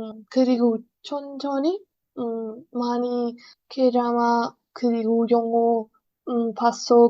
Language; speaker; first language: Korean; non-native, learner; Urdu